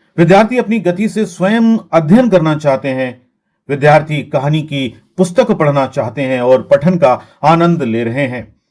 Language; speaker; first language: Hindi; native; Hindi